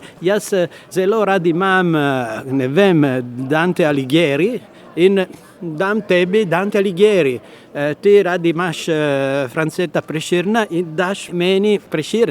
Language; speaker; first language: Slovenian; non-native, learner; Italian